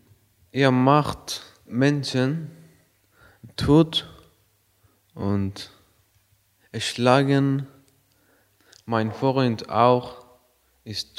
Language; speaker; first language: German; non-native, learner; Persian